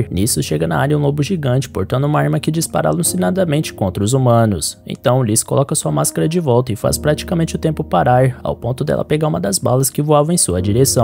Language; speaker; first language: Portuguese; native; Portuguese